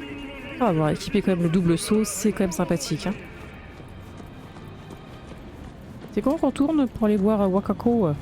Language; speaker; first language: French; native; French